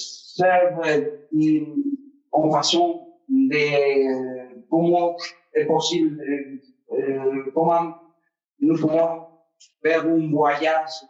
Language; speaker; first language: French; non-native, fluent; Spanish